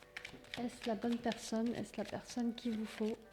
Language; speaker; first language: French; native; French